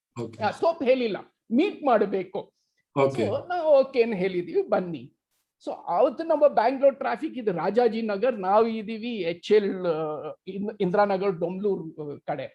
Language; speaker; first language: Kannada; non-native, local second language; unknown